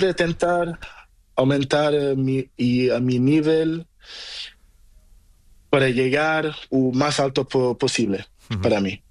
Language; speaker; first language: Spanish; non-native, learner; Portuguese